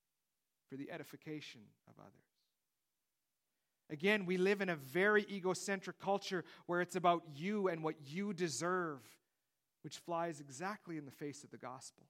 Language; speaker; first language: English; native; English